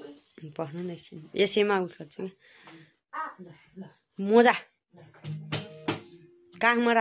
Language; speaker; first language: Chinese; non-native, learner; Nepali